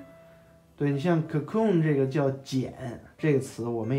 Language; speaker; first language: Chinese; native; Chinese